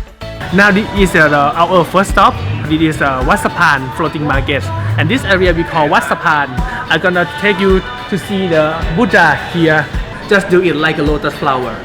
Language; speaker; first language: English; non-native, learner; Thai